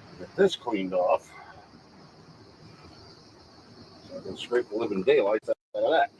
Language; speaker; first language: English; native; English